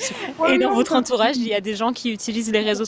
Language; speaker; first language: French; native; French